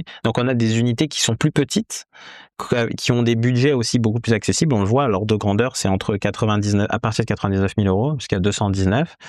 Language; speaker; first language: French; native; French